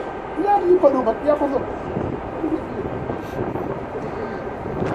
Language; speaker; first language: Russian; non-native, learner; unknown